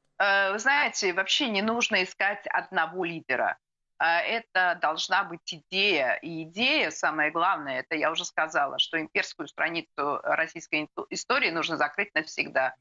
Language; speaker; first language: Russian; native; Russian